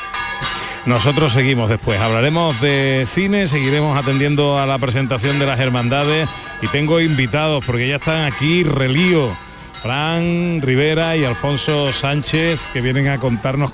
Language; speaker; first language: Spanish; native; Spanish